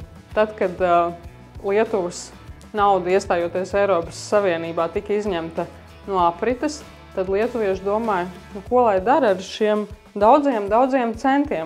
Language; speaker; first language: Latvian; native; Latvian